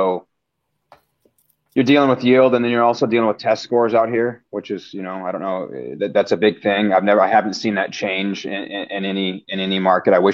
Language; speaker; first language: English; native; English